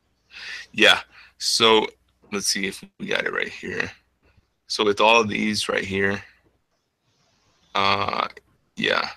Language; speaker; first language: English; native; English